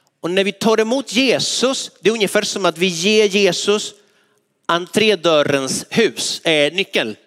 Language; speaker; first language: Swedish; non-native, fluent; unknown